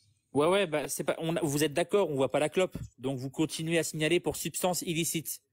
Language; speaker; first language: French; native; French